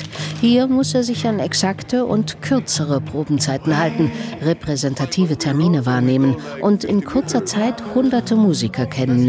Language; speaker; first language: German; native; German